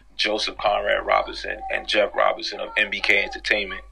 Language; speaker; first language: English; native; English